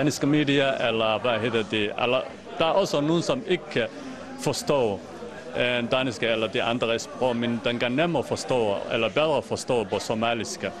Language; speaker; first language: Danish; non-native, fluent; Somali